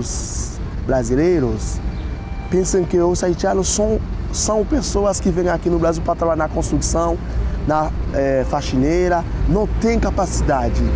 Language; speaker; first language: Portuguese; non-native, fluent; Haitian Creole